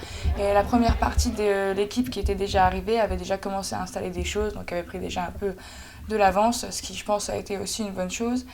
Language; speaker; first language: French; native; French